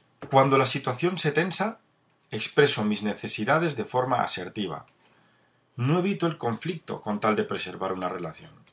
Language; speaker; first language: Spanish; native; Spanish